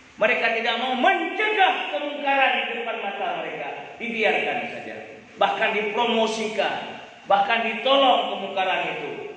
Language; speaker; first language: Malay; non-native, local second language; Achinese